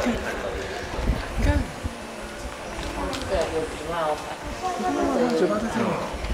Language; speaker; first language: Chinese; native; Chinese